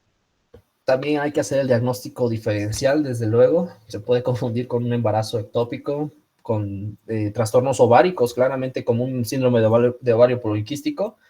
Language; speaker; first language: Spanish; native; Spanish